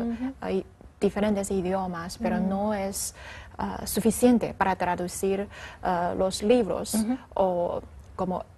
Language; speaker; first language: Spanish; non-native, learner; Chinese